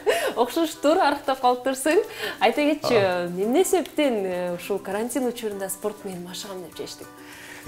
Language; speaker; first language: Kyrgyz; native; Kyrgyz